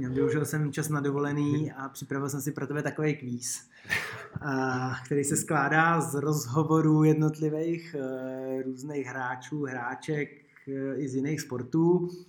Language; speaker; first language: Czech; native; Czech